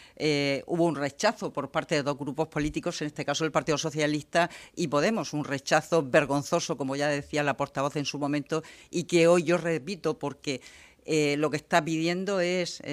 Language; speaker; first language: Spanish; native; Spanish